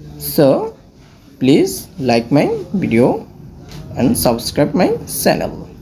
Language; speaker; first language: English; non-native, learner; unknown